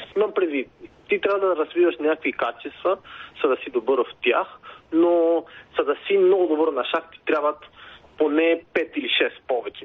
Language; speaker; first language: Bulgarian; non-native, fluent; Spanish